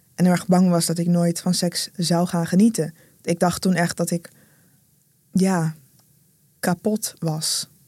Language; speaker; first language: Dutch; native; Dutch